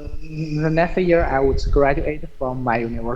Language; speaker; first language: English; non-native, learner; Chinese